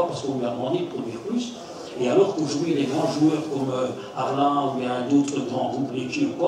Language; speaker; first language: French; native; French